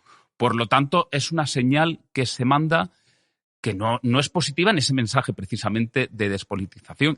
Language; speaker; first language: Spanish; native; Spanish